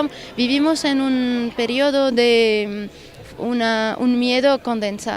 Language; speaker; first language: Spanish; non-native, fluent; Arabic